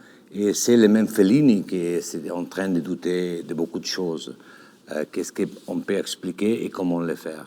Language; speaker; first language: French; non-native, learner; Catalan